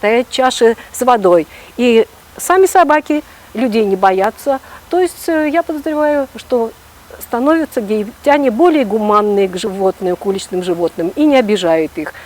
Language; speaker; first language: Russian; non-native, local second language; Ukrainian